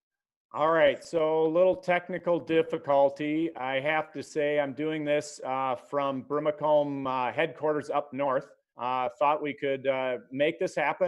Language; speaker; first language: English; native; English